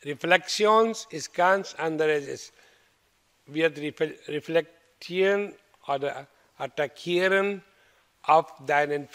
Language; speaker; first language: German; non-native, fluent; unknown